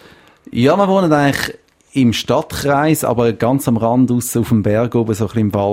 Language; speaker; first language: German; native; German